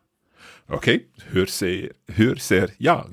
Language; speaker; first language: Swedish; non-native, learner; English